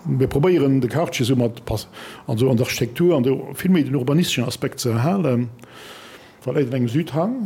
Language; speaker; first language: Luxembourgish; early bilingual, other home language; Italian